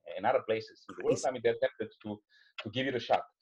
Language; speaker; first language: English; non-native, fluent; Bulgarian